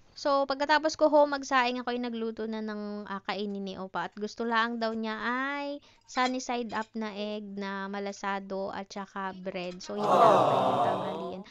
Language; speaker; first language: Filipino; non-native, local second language; Hiligaynon